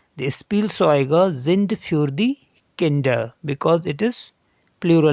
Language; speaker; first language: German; non-native, fluent; Hindi